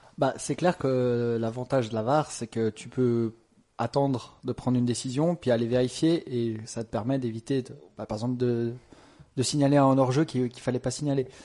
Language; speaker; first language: French; native; French